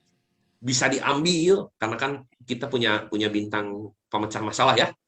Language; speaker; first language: Indonesian; native; Indonesian